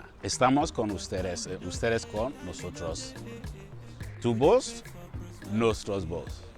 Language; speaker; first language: Spanish; non-native, learner; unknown